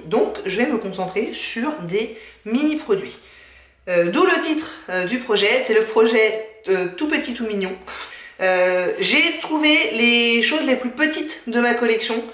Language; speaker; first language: French; native; French